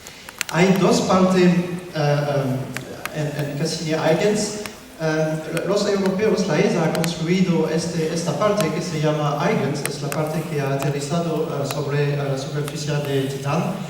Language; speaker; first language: Spanish; non-native, learner; French